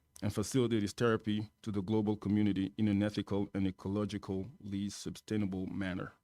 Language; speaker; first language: English; non-native, fluent; French